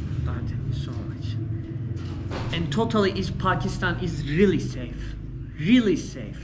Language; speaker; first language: English; non-native, learner; Turkish